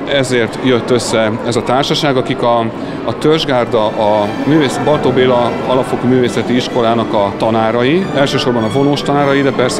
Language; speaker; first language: Hungarian; native; Hungarian